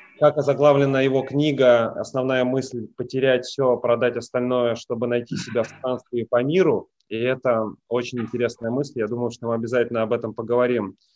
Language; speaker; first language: Russian; native; Russian